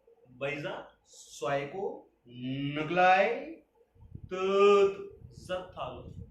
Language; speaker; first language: Vietnamese; non-native, learner; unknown